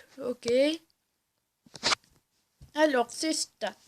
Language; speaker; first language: French; native; French